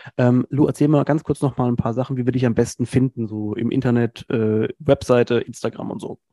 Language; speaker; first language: German; native; German